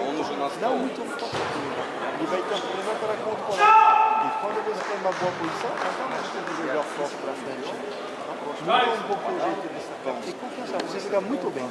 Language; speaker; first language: Portuguese; non-native, fluent; French